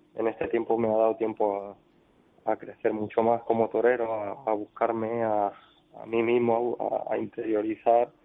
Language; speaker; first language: Spanish; native; Spanish